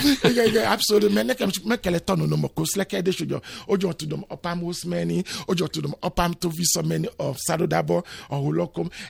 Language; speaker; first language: Hungarian; non-native, learner; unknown